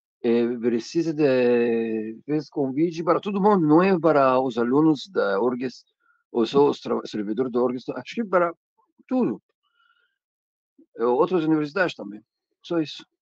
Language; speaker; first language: Portuguese; non-native, learner; Arabic